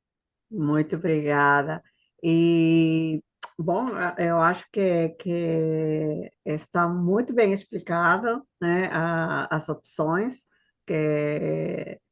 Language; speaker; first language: Portuguese; non-native, fluent; Spanish